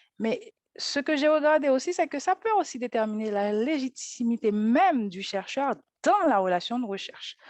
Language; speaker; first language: French; non-native, local second language; Haitian Creole